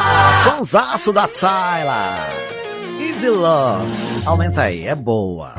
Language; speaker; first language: Portuguese; native; Portuguese